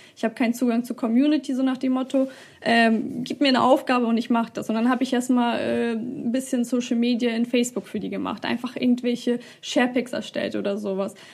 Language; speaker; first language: German; early bilingual, other home language; Russian